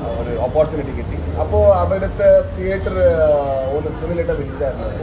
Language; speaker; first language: Malayalam; non-native, local second language; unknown